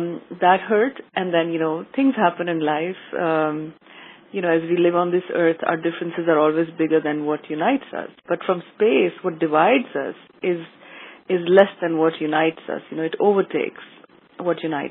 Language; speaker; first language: English; non-native, local second language; Urdu